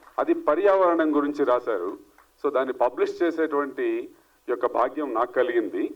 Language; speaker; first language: Telugu; native; Telugu